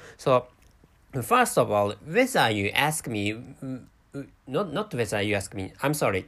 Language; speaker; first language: English; non-native, fluent; Japanese